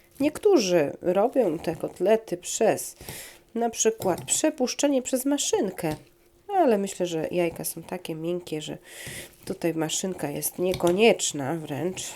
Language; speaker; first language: Polish; native; Polish